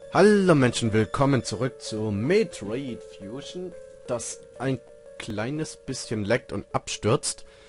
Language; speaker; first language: German; native; German